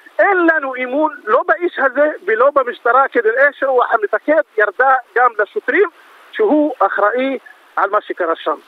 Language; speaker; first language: Hebrew; non-native, local second language; Arabic